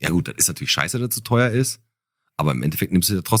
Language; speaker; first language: German; native; German